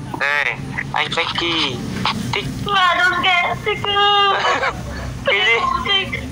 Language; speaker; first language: Vietnamese; non-native, learner; Indonesian